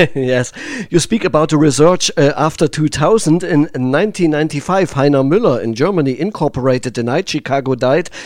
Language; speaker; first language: English; non-native, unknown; German